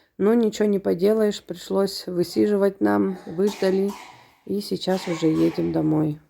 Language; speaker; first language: Russian; native; Russian